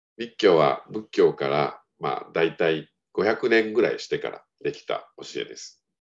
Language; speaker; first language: Japanese; native; Japanese